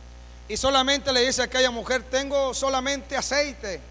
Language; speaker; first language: Spanish; native; Spanish